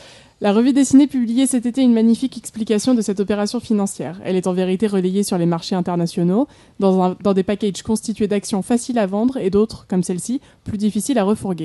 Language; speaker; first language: French; native; French